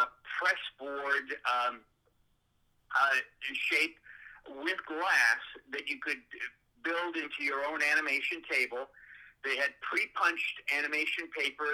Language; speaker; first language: English; native; English